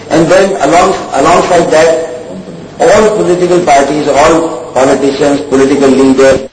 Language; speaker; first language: English; non-native, local second language; Urdu